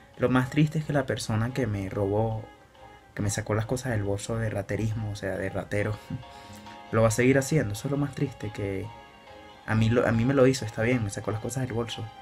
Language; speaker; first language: Spanish; native; Spanish